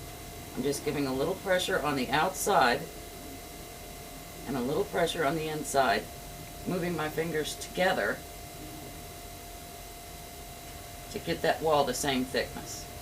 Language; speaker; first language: English; native; English